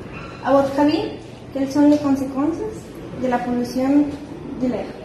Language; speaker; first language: French; non-native, learner; Spanish